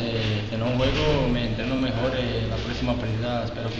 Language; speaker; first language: Spanish; non-native, learner; Romanian